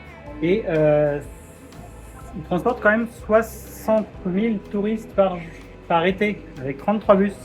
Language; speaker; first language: French; native; French